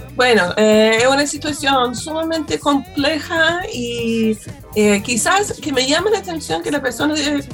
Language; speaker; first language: Spanish; non-native, fluent; English